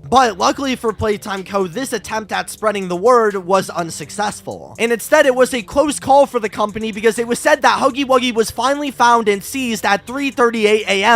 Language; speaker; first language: English; native; English